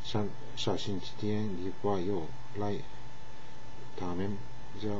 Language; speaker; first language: Chinese; non-native, learner; Japanese